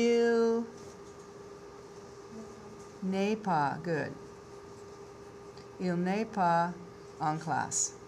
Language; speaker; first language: French; non-native, fluent; English